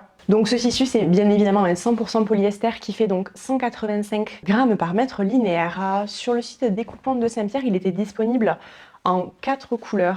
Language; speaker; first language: French; native; French